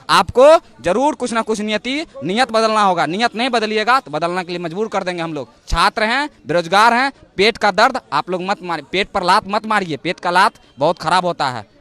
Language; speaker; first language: Hindi; native; Hindi